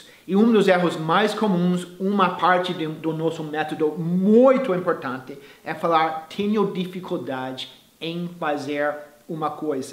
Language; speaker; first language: Portuguese; non-native, fluent; English